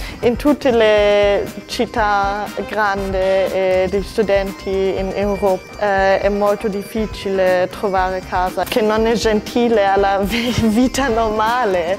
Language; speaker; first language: Italian; non-native, learner; German